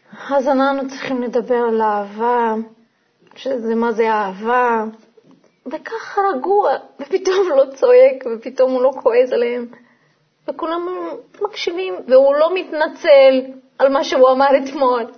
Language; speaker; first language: Hebrew; non-native, fluent; Portuguese